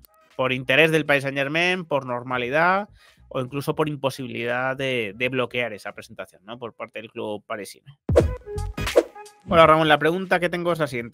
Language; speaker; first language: Spanish; native; Spanish